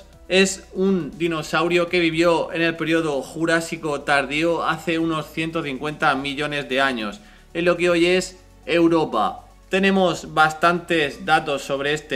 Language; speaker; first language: Spanish; native; Spanish